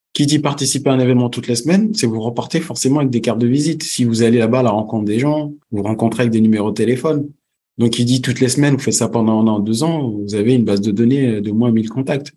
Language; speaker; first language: French; early bilingual, other home language; Fula